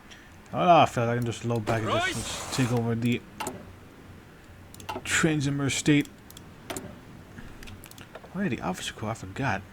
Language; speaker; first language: English; native; English